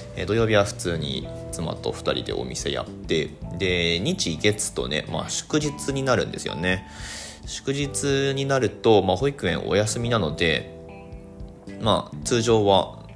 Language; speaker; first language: Japanese; native; Japanese